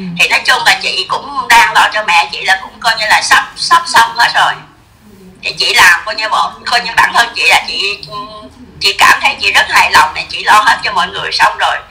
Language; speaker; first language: Vietnamese; native; Vietnamese